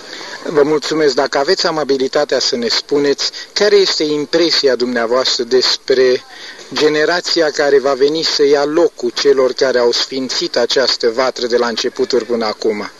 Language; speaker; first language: Romanian; native; Romanian